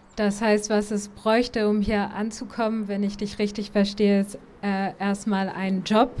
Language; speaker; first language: German; native; German